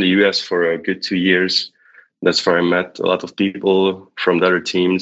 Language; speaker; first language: English; non-native, fluent; Hungarian